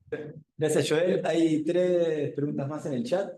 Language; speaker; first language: Spanish; native; Spanish